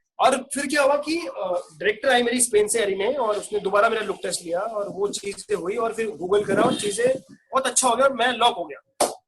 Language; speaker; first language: Hindi; native; Hindi